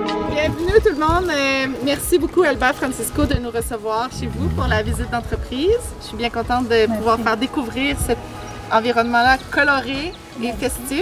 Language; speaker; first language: French; native; French